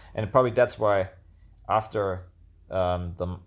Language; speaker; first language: English; non-native, fluent; German